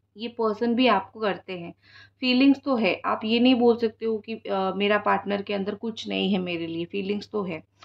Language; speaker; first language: Hindi; non-native, local second language; Odia